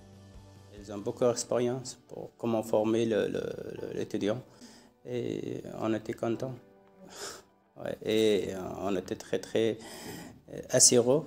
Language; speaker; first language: French; non-native, learner; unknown